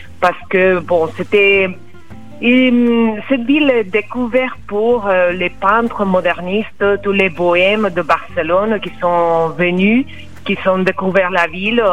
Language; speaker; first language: French; non-native, fluent; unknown